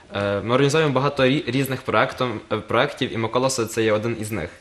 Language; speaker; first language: Ukrainian; native; Ukrainian